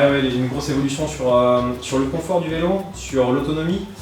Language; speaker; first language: French; native; French